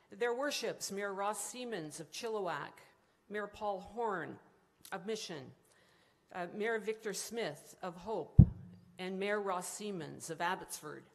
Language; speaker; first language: English; native; English